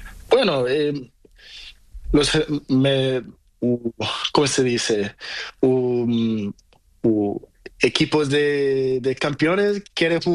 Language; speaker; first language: Spanish; non-native, learner; Portuguese